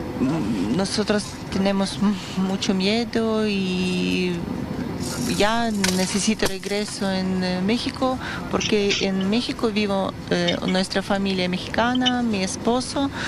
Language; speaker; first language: Spanish; non-native, learner; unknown